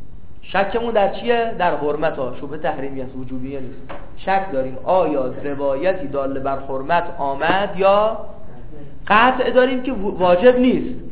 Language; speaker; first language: Persian; native; Persian